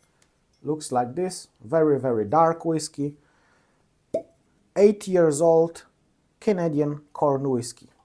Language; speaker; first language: English; non-native, fluent; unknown